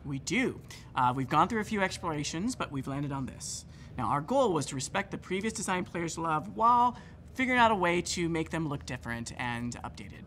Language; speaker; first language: English; native; English